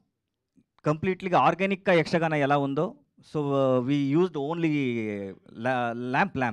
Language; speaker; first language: Telugu; non-native, learner; Kannada